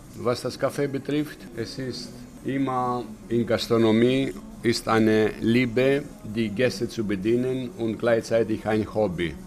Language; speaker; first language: German; non-native, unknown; Greek